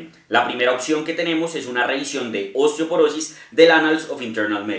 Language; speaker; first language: Spanish; native; Spanish